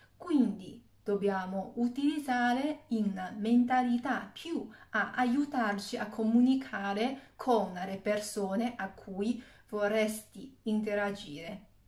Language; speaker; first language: Italian; non-native, fluent; Chinese